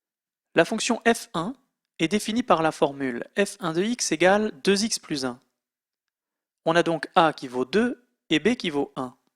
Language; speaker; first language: French; native; French